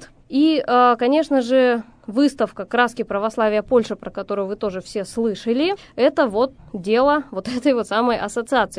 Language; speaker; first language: Russian; native; Russian